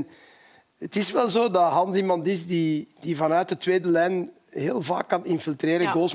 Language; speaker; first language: Dutch; native; Dutch